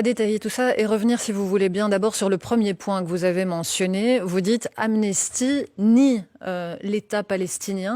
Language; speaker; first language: French; native; French